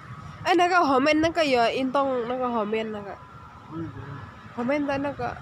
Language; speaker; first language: Chinese; non-native, learner; Indonesian